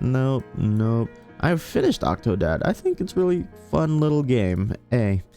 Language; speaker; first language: English; native; English